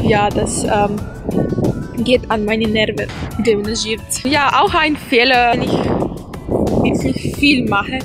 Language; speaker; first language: German; non-native, fluent; Bosnian